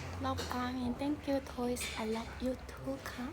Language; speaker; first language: English; non-native, learner; Korean